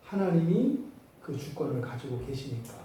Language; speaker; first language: Korean; native; Korean